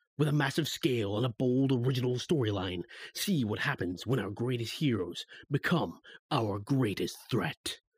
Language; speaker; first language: English; native; English